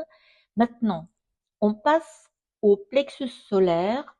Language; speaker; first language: French; non-native, fluent; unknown